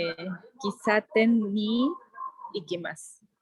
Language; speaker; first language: Japanese; non-native, learner; Spanish